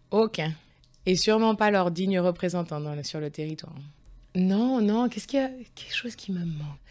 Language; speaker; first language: French; native; French